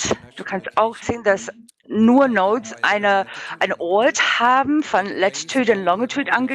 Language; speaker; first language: German; non-native, learner; English